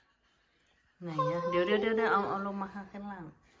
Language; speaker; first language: Thai; non-native, local second language; Lao